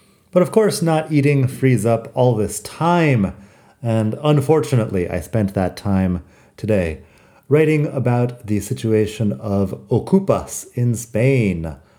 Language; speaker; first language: English; native; English